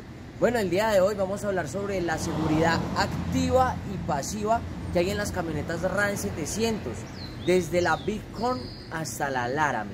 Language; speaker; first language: Spanish; native; Spanish